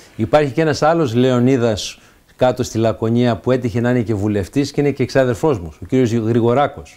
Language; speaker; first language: Greek; early bilingual, heritage; Greek